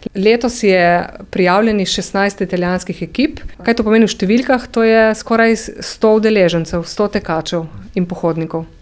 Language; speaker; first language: Slovenian; native; Slovenian